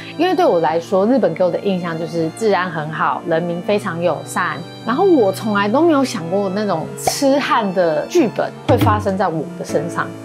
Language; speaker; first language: Chinese; native; Chinese